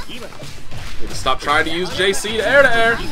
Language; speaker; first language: English; native; English